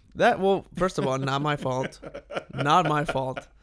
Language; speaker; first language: English; non-native, fluent; Spanish